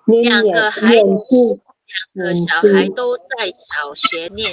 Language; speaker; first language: Chinese; non-native, fluent; Filipino